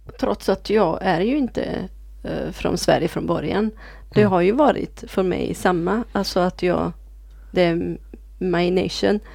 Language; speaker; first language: Swedish; non-native, fluent; Italian